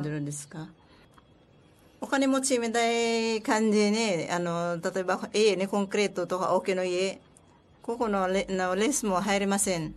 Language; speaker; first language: Japanese; non-native, learner; Filipino